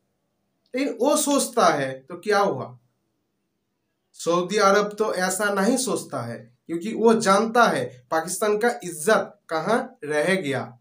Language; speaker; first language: Hindi; non-native, local second language; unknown